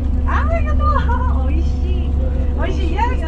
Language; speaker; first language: English; non-native, learner; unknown